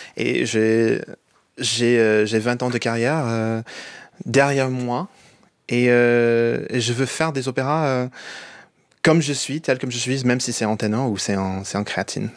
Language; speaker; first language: French; non-native, fluent; English